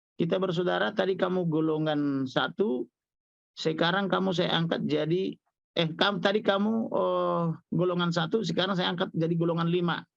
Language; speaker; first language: Indonesian; non-native, local second language; Batak Toba